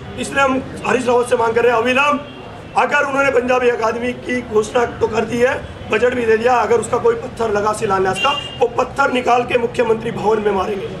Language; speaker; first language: Hindi; non-native, local second language; Garhwali